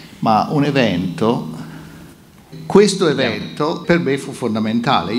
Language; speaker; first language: Italian; native; Italian